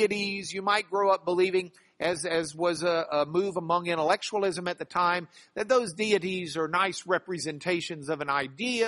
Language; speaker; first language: English; native; English